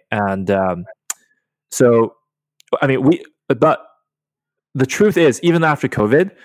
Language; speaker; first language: English; early bilingual, other home language; Chinese